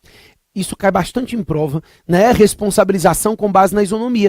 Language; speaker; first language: Portuguese; native; Portuguese